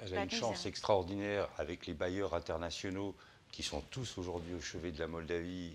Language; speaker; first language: French; native; French